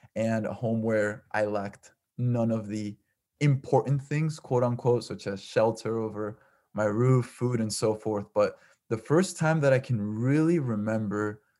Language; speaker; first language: English; early bilingual, other home language; Spanish